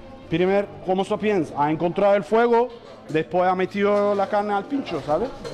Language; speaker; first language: Spanish; non-native, learner; Turkish